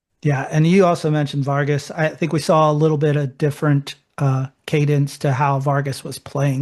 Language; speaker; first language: English; native; English